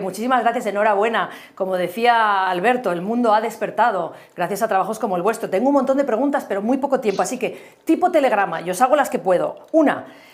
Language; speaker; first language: Spanish; native; Spanish